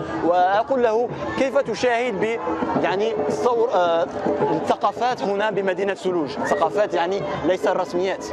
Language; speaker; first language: Arabic; early bilingual, heritage; Arabic